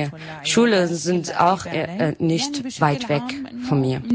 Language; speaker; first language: German; non-native, learner; Arabic